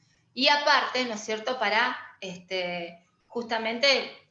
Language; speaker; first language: Spanish; native; Spanish